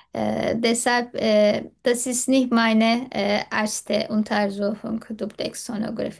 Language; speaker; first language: German; non-native, learner; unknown